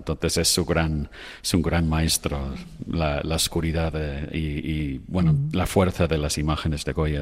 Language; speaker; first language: Spanish; non-native, fluent; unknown